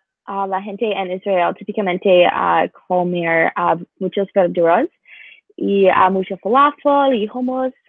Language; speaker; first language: Spanish; non-native, learner; English